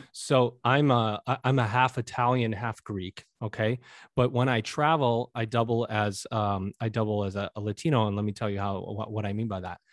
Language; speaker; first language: English; native; English